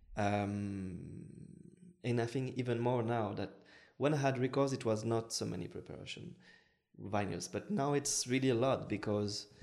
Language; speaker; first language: English; non-native, fluent; French